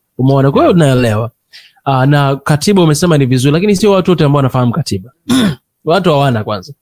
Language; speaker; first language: Swahili; native; Swahili